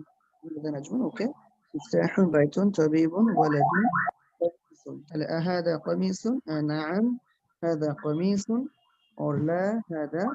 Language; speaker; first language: Arabic; non-native, learner; Bangla